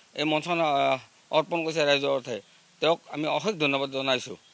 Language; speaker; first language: Assamese; native; Assamese